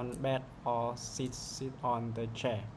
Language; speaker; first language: English; non-native, learner; Vietnamese